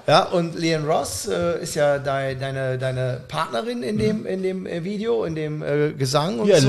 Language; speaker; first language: German; native; German